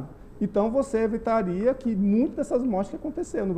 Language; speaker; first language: Portuguese; native; Portuguese